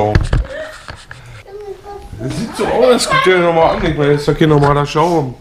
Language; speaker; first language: German; native; German